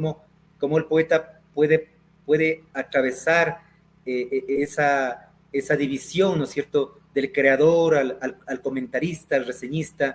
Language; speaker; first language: Spanish; native; Spanish